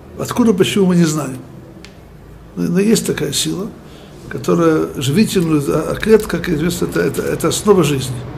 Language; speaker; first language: Russian; early bilingual, heritage; Russian